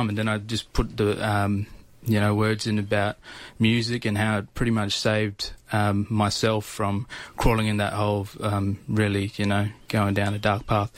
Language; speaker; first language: English; native; English